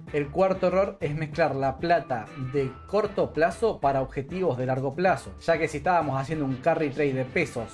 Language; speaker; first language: Spanish; native; Spanish